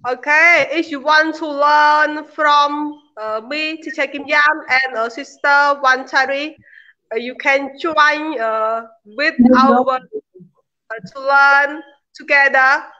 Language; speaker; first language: English; non-native, learner; Khmer